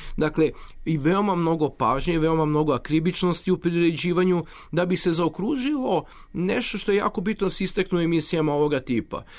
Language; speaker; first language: Serbian; native; Serbian